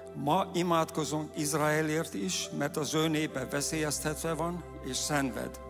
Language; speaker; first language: Hungarian; early bilingual, heritage; Hungarian